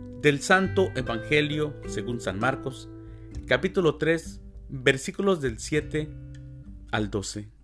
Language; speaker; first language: Spanish; native; Spanish